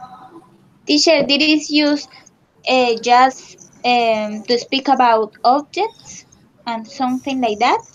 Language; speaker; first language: English; non-native, learner; Spanish